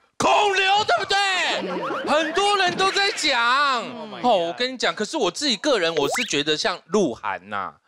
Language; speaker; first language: Chinese; native; Chinese